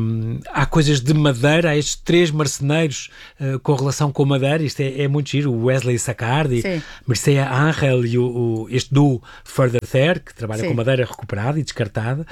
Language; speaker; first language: Portuguese; native; Portuguese